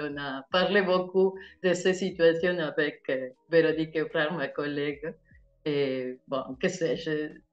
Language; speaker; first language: French; non-native, fluent; Spanish